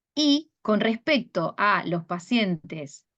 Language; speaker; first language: Spanish; native; Spanish